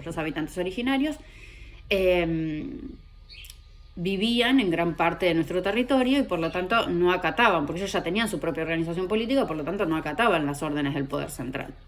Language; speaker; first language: Spanish; native; Spanish